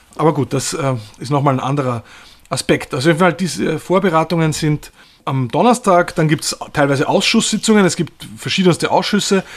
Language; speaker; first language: German; native; German